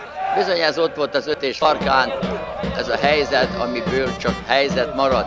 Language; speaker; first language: Hungarian; native; Hungarian